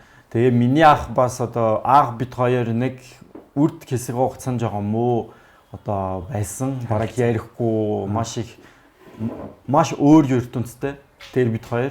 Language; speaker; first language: Mongolian; non-native, fluent; French